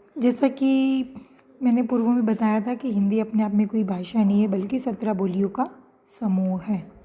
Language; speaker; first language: Hindi; native; Hindi